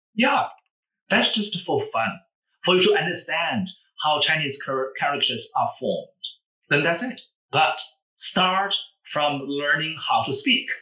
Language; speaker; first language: English; non-native, fluent; Chinese